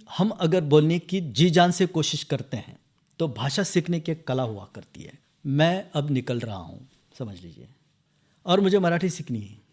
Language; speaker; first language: Hindi; non-native, local second language; Marathi